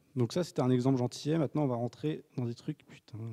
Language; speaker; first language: French; native; French